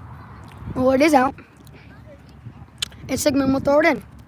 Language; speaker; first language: English; native; English